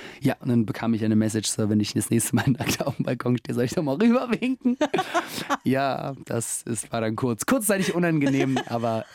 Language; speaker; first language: German; early bilingual, other home language; Russian